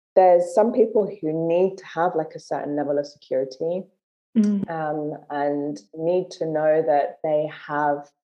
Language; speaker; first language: English; native; English